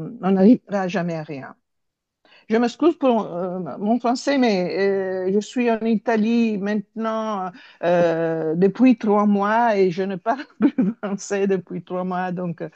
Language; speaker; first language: French; non-native, fluent; Italian